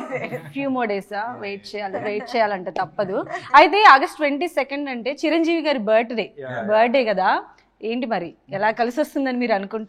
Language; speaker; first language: Telugu; native; Telugu